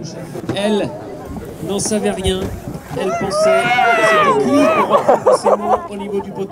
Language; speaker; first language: French; native; French